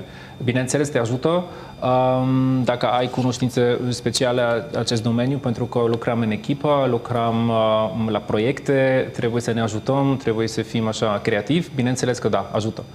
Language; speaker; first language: Romanian; non-native, fluent; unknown